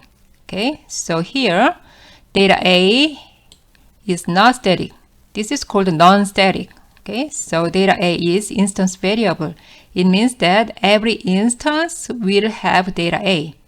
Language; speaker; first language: English; non-native, fluent; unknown